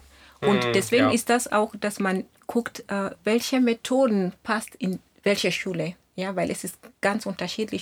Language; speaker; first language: German; non-native, fluent; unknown